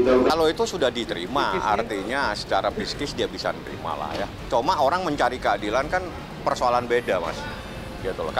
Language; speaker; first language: Indonesian; native; Indonesian